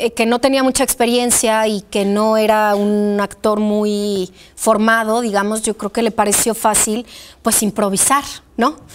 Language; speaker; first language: Spanish; early bilingual, other home language; Polish